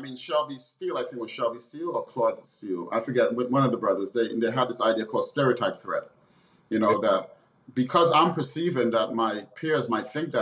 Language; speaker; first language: English; native; English